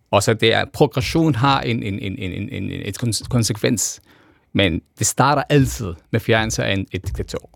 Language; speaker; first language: Danish; non-native, fluent; Kurdish